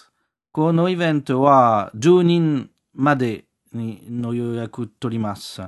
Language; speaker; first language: Japanese; non-native, learner; French